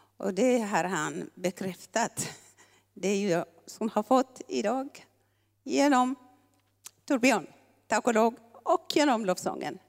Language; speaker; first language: Swedish; non-native, fluent; Tigrinya